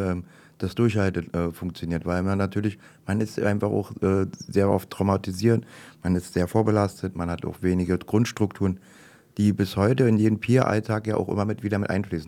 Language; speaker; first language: German; native; German